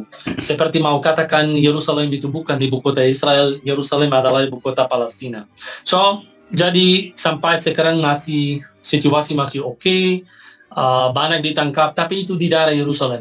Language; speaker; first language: Indonesian; non-native, fluent; Arabic